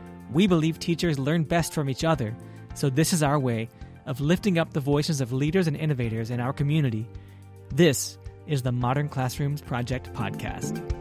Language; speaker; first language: English; native; English